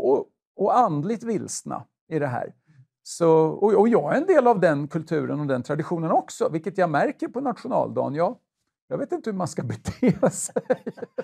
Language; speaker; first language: Swedish; native; Swedish